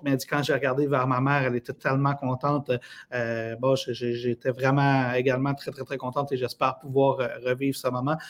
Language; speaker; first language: French; native; French